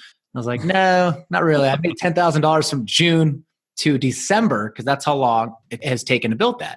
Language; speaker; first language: English; native; English